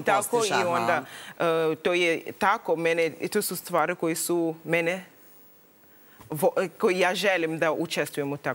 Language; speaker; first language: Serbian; non-native, learner; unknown